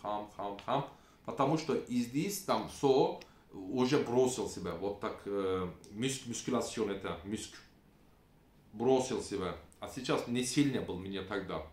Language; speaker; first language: Russian; non-native, learner; Turkish